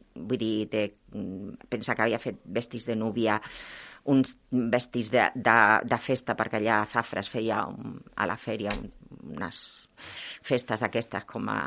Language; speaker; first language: Catalan; non-native, local second language; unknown